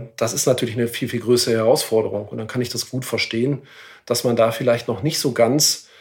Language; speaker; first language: German; native; German